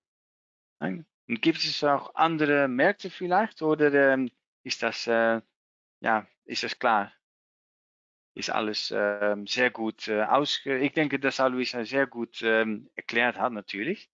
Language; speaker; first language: German; non-native, learner; Dutch